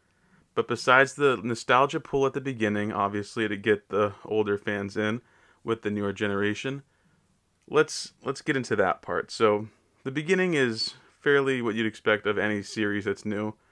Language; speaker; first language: English; native; English